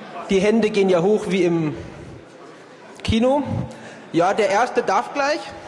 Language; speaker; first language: German; native; German